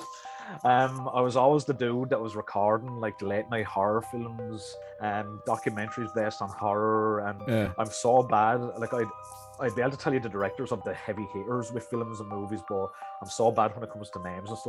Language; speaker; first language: English; native; English